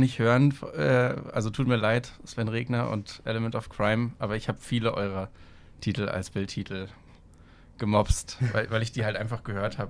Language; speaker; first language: German; native; German